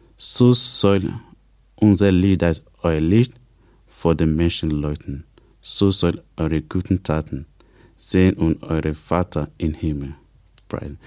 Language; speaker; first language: German; non-native, learner; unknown